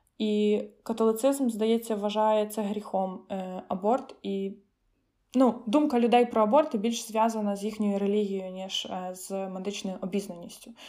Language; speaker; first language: Ukrainian; native; Ukrainian